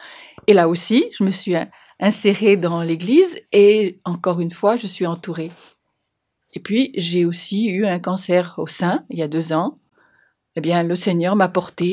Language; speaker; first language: French; native; French